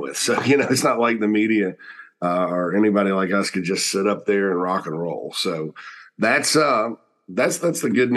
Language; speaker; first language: English; native; English